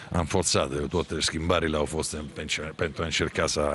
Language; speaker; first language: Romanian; non-native, fluent; Italian